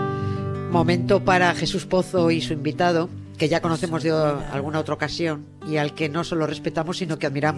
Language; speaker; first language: Spanish; native; Spanish